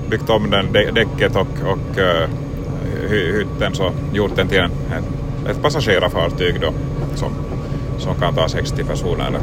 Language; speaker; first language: Swedish; native; Swedish